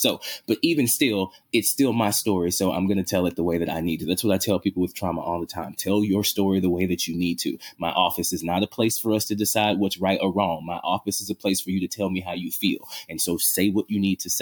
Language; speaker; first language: English; native; English